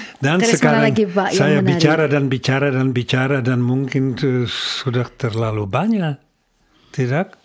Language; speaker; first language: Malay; non-native, learner; Czech